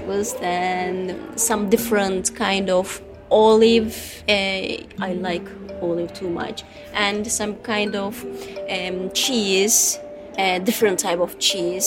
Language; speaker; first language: English; non-native, learner; Turkish